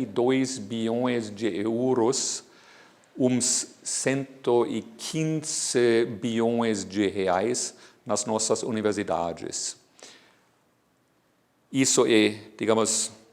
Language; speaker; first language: Portuguese; non-native, fluent; German